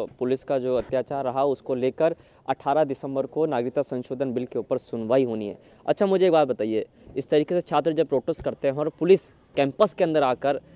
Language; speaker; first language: Hindi; native; Hindi